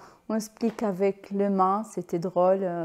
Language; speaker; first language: French; non-native, learner; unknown